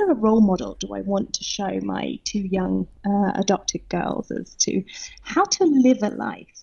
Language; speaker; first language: English; native; English